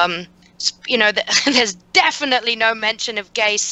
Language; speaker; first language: English; native; English